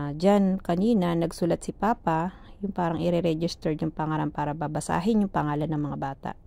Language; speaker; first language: Filipino; native; Filipino